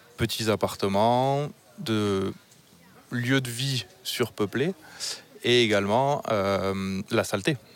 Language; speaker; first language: French; native; French